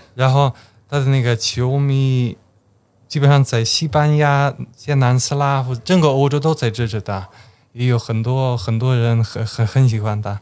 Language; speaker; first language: Chinese; non-native, fluent; Slovenian